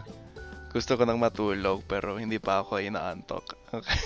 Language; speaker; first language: Filipino; non-native, fluent; English